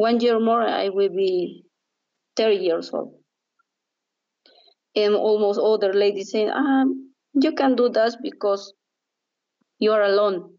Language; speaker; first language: English; non-native, learner; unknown